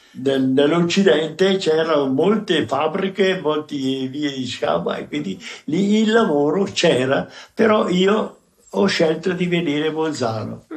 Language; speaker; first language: Italian; native; Italian